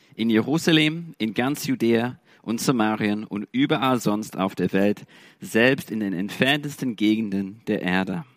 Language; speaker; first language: German; non-native, fluent; English